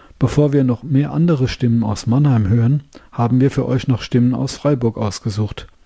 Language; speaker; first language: German; native; German